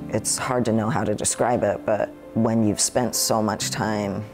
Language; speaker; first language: English; native; English